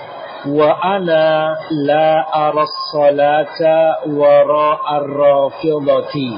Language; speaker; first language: Arabic; non-native, fluent; Indonesian